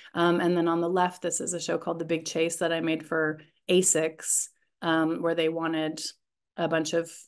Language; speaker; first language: English; native; English